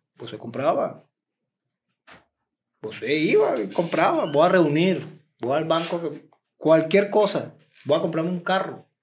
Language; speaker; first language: Portuguese; non-native, learner; Spanish